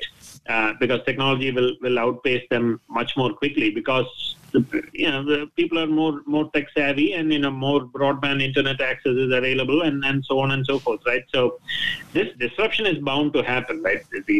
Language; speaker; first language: English; non-native, local second language; Malayalam